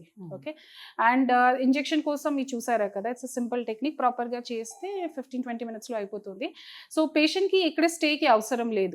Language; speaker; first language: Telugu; non-native, fluent; Hindi